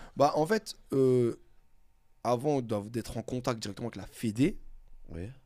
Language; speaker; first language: French; native; French